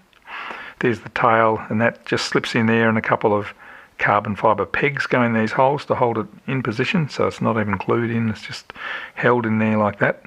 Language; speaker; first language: English; native; English